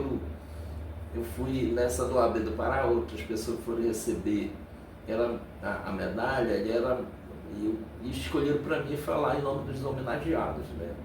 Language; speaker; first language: Portuguese; native; Portuguese